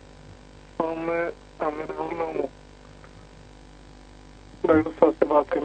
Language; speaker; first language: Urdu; non-native, local second language; Punjabi